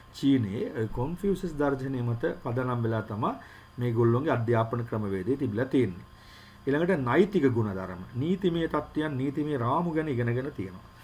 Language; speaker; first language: Sinhala; native; Sinhala